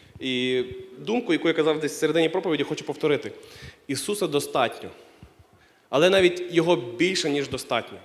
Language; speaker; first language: Ukrainian; non-native, local second language; Russian